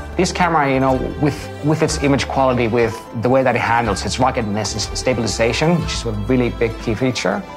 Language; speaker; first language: English; non-native, fluent; Finnish